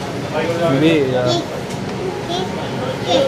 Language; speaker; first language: English; non-native, learner; Indonesian